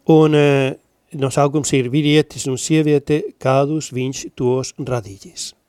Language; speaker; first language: Latvian; non-native, learner; Spanish